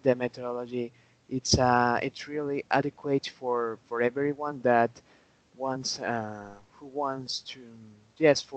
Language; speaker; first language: English; non-native, learner; Spanish